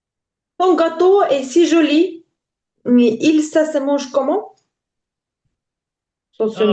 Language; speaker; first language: French; non-native, learner; Ukrainian